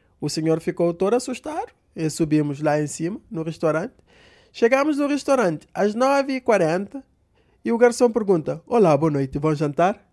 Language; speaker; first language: Portuguese; non-native, local second language; Kabuverdianu